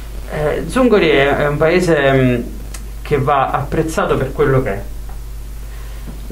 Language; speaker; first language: Italian; native; Italian